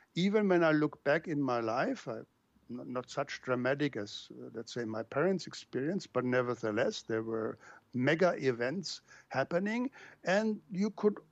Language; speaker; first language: English; non-native, fluent; German